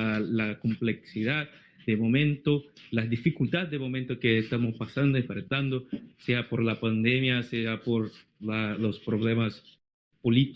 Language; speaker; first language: Spanish; non-native, learner; Portuguese